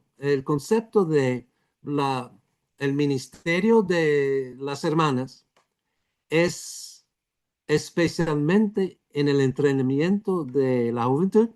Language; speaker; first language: Spanish; non-native, fluent; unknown